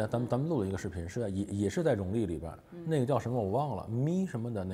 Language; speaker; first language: Chinese; native; Chinese